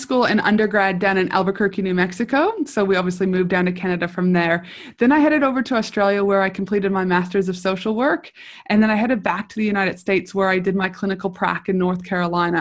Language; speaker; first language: English; native; English